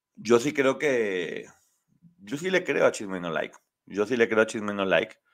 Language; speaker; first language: Spanish; native; Spanish